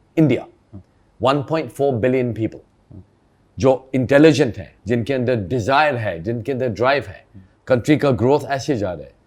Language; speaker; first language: Hindi; early bilingual, heritage; Hindi